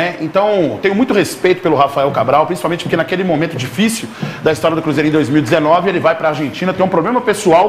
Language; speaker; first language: Portuguese; native; Portuguese